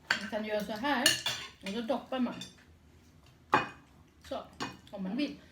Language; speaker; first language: Swedish; non-native, fluent; Thai